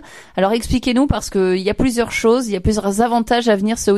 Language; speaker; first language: French; native; French